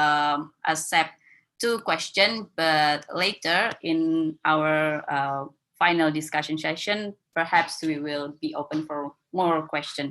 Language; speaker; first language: English; non-native, fluent; Indonesian